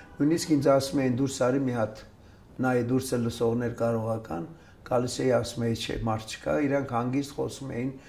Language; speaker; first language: Armenian; early bilingual, other home language; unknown